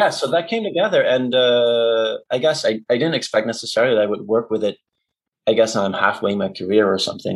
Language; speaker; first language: English; non-native, fluent; Dutch